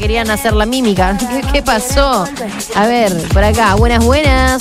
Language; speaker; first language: Spanish; native; Spanish